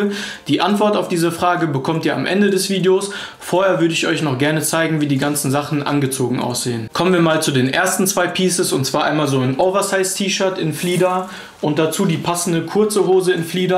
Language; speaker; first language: German; native; German